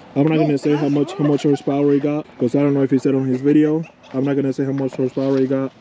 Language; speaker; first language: English; early bilingual, other home language; Spanish